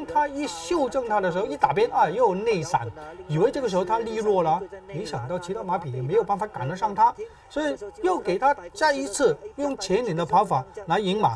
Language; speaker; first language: Chinese; native; Chinese